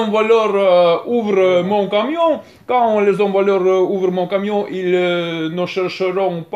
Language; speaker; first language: French; non-native, learner; Russian